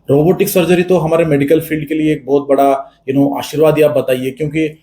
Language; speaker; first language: Hindi; non-native, local second language; Marathi